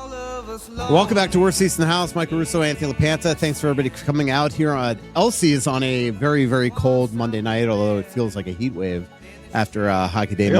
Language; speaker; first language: English; native; English